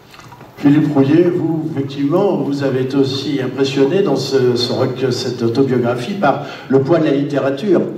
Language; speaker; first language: French; native; French